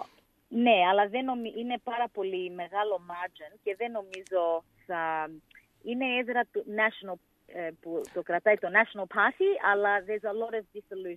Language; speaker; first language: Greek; early bilingual, heritage; English